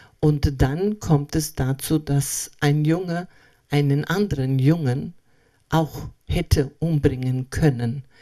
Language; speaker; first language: German; non-native, fluent; Serbian